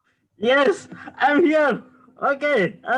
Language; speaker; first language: English; non-native, learner; Indonesian